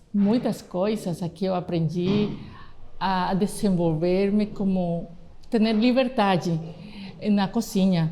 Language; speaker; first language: Portuguese; non-native, fluent; Spanish